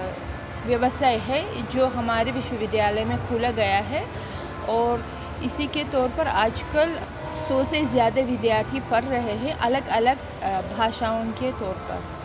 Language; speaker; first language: Hindi; non-native, fluent; Uzbek